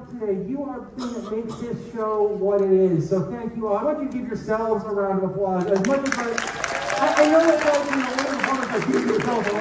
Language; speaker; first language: English; native; English